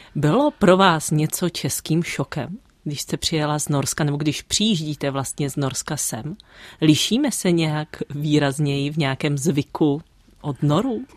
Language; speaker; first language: Czech; native; Czech